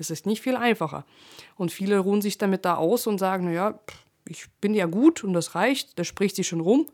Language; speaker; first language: German; early bilingual, other home language; Russian